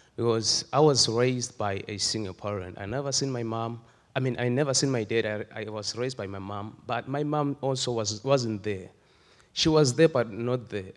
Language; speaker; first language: English; non-native, local second language; Swati